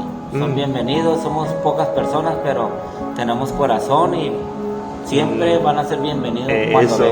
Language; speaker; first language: Spanish; native; Spanish